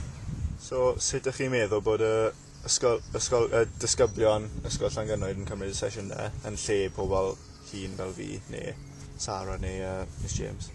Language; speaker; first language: Welsh; non-native, local second language; English